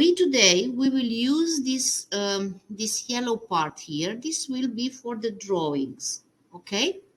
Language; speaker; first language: English; non-native, fluent; Romanian